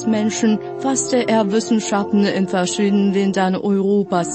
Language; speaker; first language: German; non-native, fluent; Russian